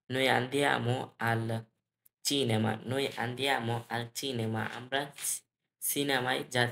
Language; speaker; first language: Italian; non-native, learner; Bangla